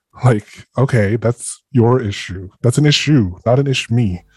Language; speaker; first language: English; non-native, local second language; Filipino